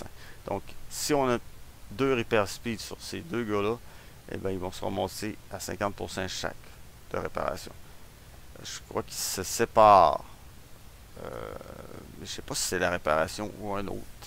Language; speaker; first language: French; native; French